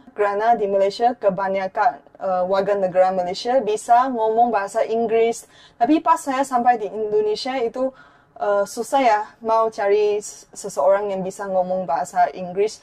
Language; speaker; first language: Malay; non-native, fluent; Chinese